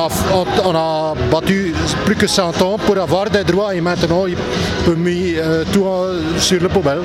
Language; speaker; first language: French; non-native, local second language; Dutch